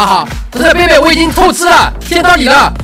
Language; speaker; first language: Chinese; native; Chinese